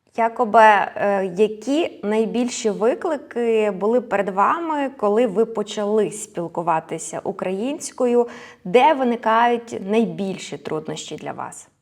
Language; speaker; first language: Ukrainian; native; Ukrainian